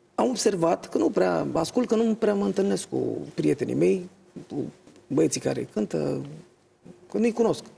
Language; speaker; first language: Romanian; native; Romanian